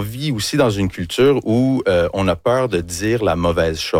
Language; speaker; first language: French; early bilingual, other home language; English